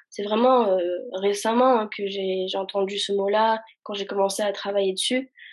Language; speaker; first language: French; early bilingual, other home language; Arabic